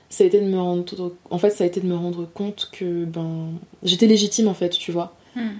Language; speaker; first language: French; native; French